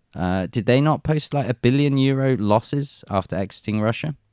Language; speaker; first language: English; native; English